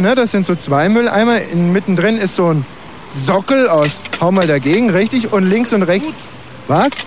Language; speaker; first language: German; native; German